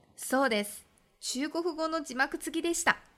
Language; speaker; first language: Japanese; non-native, fluent; Chinese